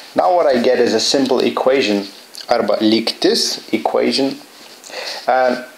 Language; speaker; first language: English; non-native, fluent; Lithuanian